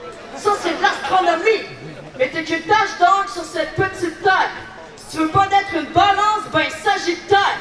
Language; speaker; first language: French; native; French